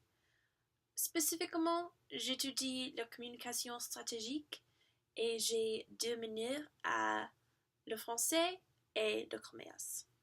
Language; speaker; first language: French; non-native, learner; English